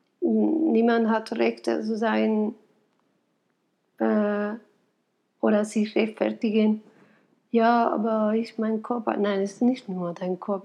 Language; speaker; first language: German; non-native, fluent; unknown